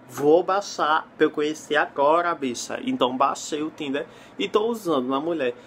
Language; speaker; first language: Portuguese; native; Portuguese